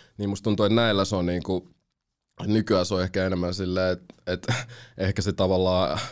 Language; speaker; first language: Finnish; early bilingual, other home language; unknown